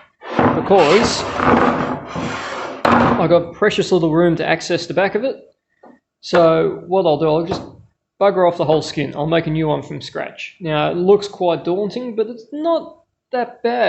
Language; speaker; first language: English; native; English